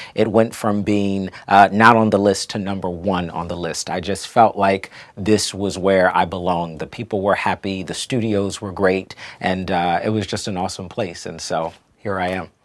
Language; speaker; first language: English; native; English